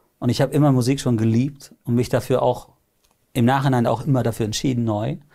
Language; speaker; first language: German; early bilingual, other home language; English